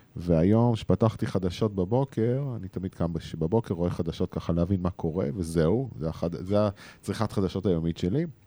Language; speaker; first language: Hebrew; native; Hebrew